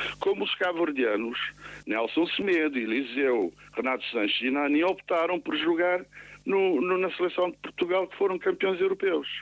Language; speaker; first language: Portuguese; non-native, local second language; Kabuverdianu